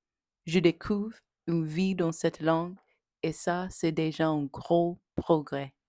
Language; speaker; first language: French; non-native, learner; English